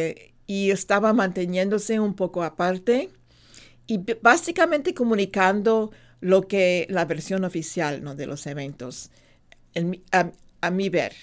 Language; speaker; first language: Spanish; non-native, fluent; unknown